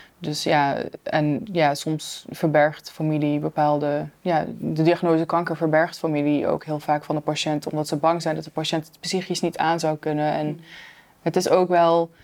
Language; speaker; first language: Dutch; early bilingual, other home language; Turkish